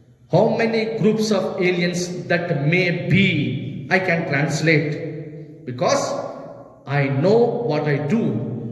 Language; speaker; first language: English; non-native, local second language; Telugu